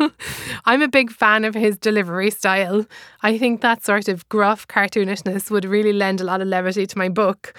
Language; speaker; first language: English; native; English